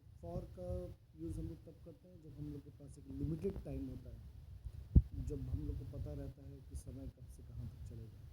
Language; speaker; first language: Hindi; native; Hindi